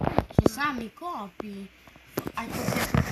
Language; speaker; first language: Italian; early bilingual, other home language; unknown